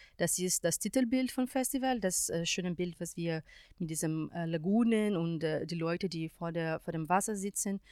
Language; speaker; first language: German; non-native, fluent; Portuguese